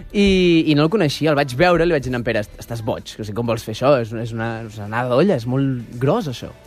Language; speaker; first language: Catalan; native; Catalan